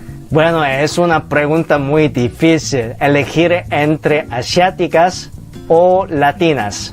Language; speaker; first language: Spanish; non-native, fluent; Korean